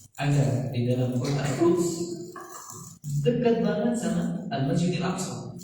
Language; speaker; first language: Indonesian; non-native, fluent; Arabic